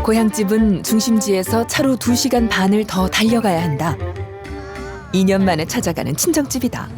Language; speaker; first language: Korean; native; Korean